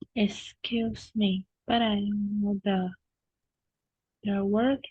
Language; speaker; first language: English; non-native, learner; Vietnamese